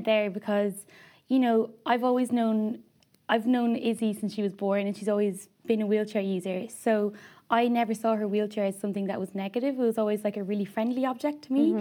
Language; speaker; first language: English; native; English